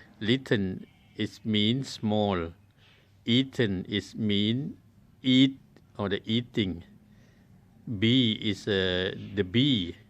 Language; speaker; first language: English; non-native, learner; Thai